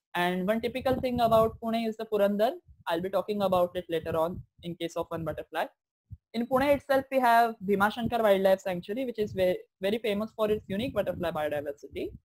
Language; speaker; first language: English; non-native, local second language; Marathi